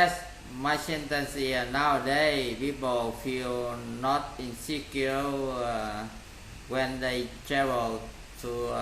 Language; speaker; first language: English; non-native, learner; Vietnamese